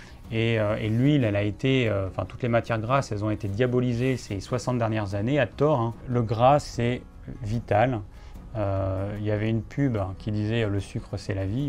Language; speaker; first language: French; native; French